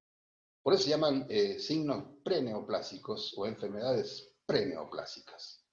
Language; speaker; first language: Spanish; native; Spanish